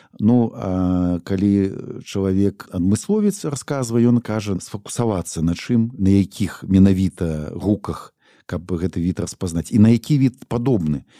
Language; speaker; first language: Belarusian; non-native, local second language; Russian